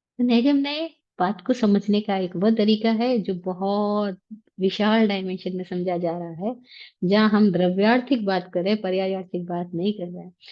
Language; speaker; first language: Hindi; native; Hindi